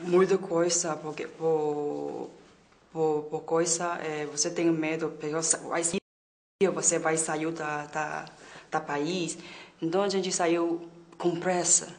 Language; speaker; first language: Portuguese; non-native, learner; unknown